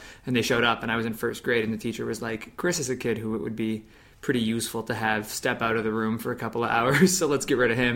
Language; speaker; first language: English; native; English